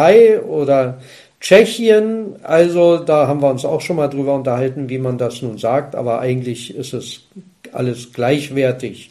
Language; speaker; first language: German; native; German